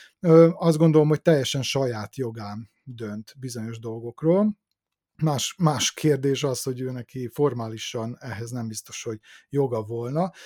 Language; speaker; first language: Hungarian; native; Hungarian